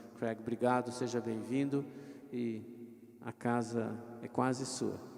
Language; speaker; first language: Portuguese; native; Portuguese